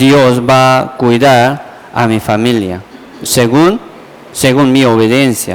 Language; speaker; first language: Spanish; non-native, fluent; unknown